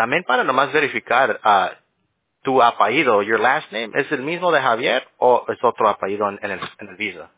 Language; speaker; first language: Spanish; early bilingual, heritage; English